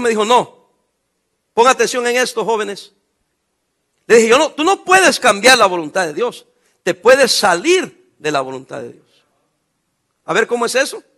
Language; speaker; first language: Spanish; native; Spanish